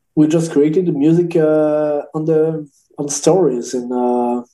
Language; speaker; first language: English; non-native, learner; French